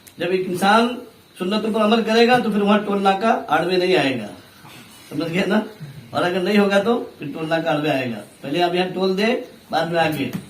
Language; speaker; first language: Urdu; native; Urdu